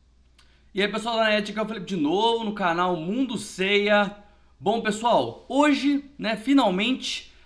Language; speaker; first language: Portuguese; native; Portuguese